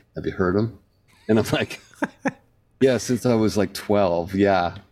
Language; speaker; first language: English; native; English